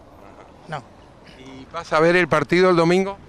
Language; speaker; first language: Spanish; native; Spanish